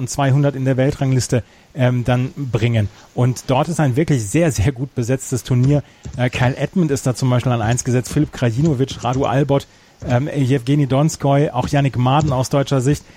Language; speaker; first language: German; native; German